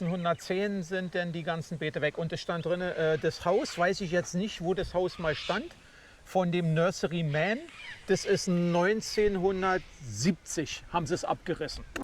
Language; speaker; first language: German; native; German